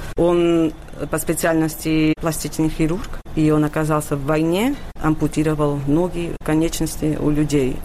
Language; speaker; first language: Russian; non-native, fluent; Catalan